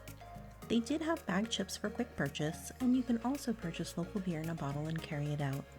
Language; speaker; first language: English; native; English